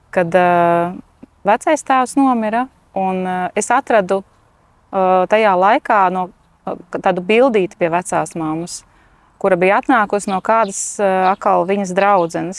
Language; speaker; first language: Latvian; native; Latvian